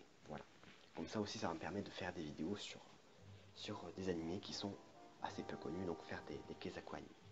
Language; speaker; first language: French; native; French